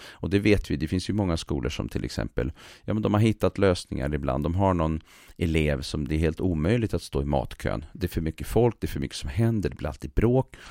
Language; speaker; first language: Swedish; native; Swedish